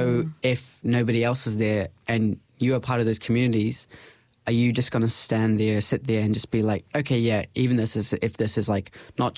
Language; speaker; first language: English; native; English